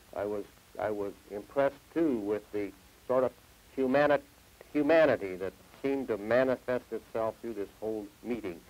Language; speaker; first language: English; native; English